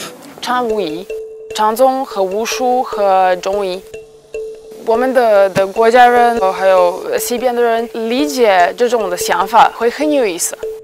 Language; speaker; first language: Chinese; non-native, fluent; Serbian